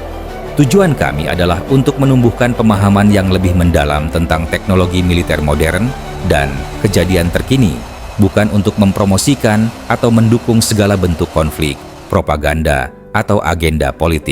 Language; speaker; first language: Indonesian; native; Indonesian